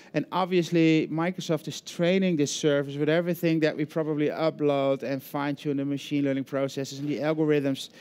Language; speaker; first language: English; non-native, fluent; Dutch